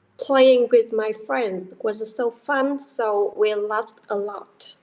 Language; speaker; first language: English; non-native, learner; Vietnamese